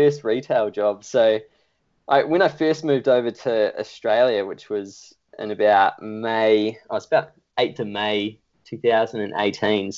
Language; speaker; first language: English; native; English